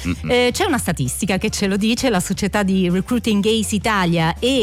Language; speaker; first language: Italian; native; Italian